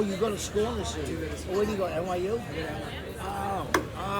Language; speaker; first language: English; native; English